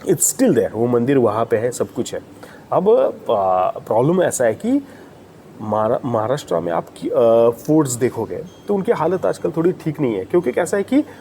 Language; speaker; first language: Hindi; non-native, local second language; Marathi